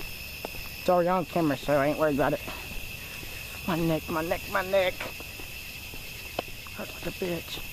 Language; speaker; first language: English; native; English